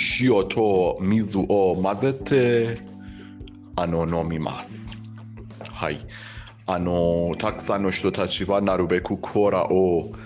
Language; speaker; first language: Japanese; non-native, learner; Persian